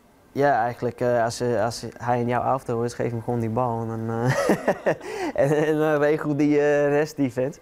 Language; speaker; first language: Dutch; non-native, fluent; English